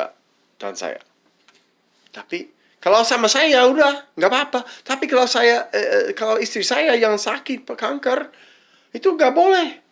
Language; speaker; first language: Indonesian; non-native, fluent; English